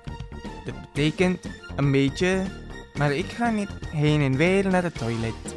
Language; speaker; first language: Dutch; non-native, fluent; Indonesian